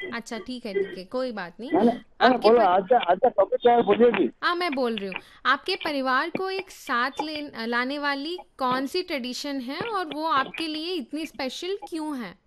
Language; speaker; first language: Hindi; non-native, local second language; Telugu